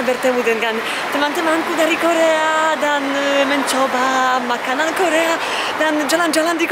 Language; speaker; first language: Indonesian; non-native, learner; Polish